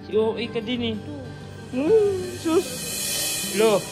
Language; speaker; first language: Filipino; native; Filipino